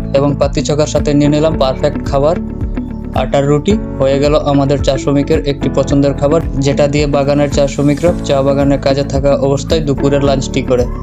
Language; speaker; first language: Bangla; non-native, local second language; Sadri